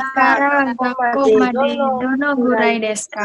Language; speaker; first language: Japanese; non-native, learner; Indonesian